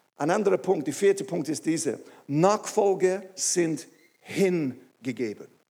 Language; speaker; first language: German; non-native, fluent; English